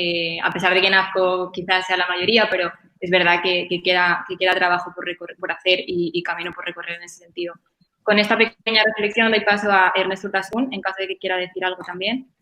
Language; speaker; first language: Spanish; native; Spanish